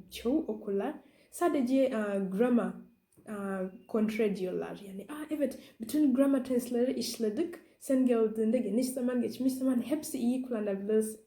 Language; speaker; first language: Turkish; non-native, learner; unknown